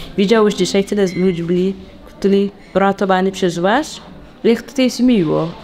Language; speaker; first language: Polish; non-native, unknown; Tigrinya